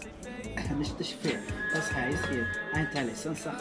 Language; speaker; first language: German; non-native, learner; Arabic